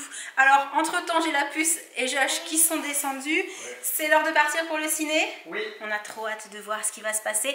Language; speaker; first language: French; native; French